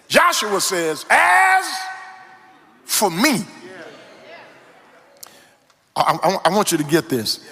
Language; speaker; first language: English; native; English